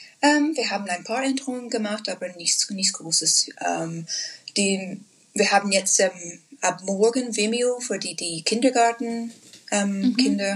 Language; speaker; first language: German; non-native, learner; English